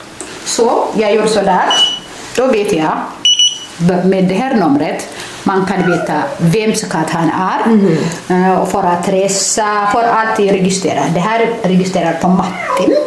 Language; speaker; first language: Swedish; non-native, learner; Amharic